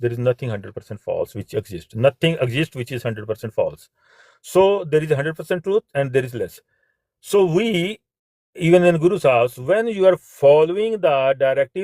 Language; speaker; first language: English; non-native, fluent; Punjabi